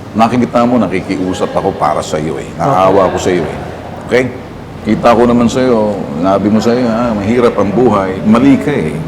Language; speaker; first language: Filipino; native; Filipino